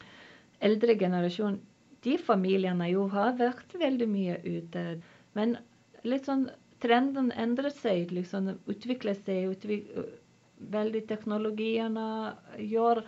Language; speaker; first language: Swedish; non-native, learner; Lithuanian